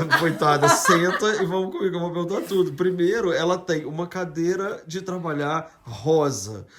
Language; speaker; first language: Portuguese; native; Portuguese